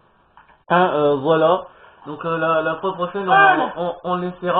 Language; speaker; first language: French; native; French